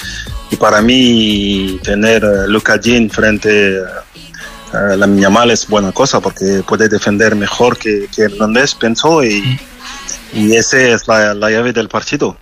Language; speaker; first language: Spanish; non-native, fluent; French